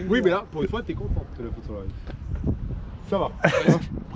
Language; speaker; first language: French; native; French